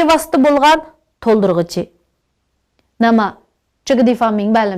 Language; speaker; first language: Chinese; non-native, local second language; Uyghur